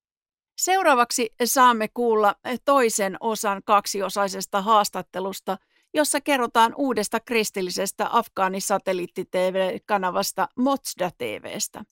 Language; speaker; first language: Finnish; native; Finnish